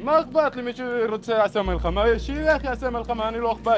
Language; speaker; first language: Hebrew; non-native, local second language; Arabic